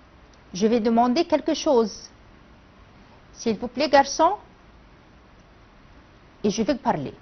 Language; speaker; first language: French; non-native, fluent; Arabic